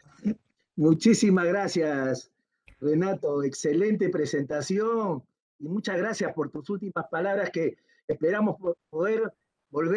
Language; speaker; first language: Spanish; native; Spanish